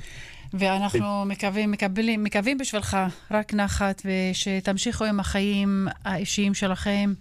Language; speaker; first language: Hebrew; non-native, local second language; Arabic